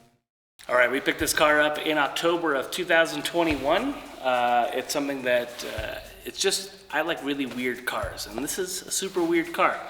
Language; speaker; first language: English; native; English